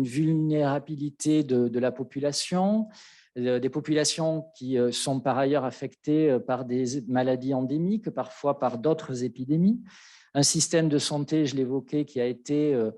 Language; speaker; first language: French; native; French